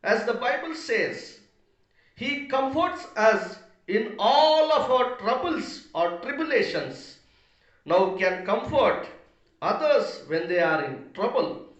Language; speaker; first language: English; non-native, local second language; Telugu